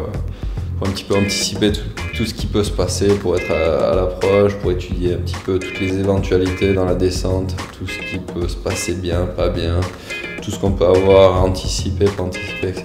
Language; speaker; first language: French; native; French